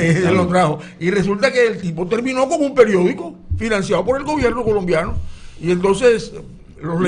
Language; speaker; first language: Spanish; native; Spanish